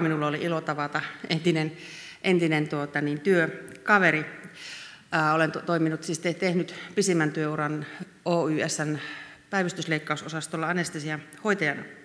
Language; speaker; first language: Finnish; native; Finnish